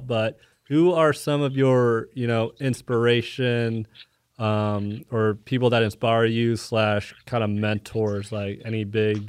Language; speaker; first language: English; native; English